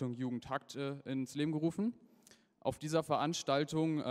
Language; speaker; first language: German; native; German